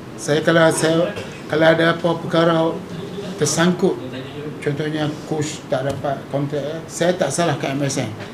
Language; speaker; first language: Malay; native; Malay